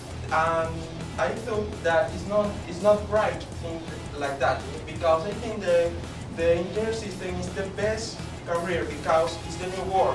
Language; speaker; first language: English; non-native, learner; Spanish